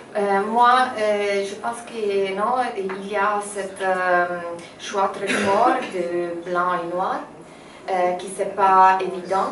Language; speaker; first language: French; non-native, fluent; Italian